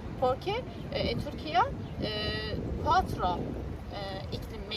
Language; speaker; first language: Spanish; non-native, learner; Turkish